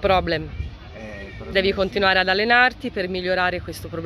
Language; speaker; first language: Italian; native; Italian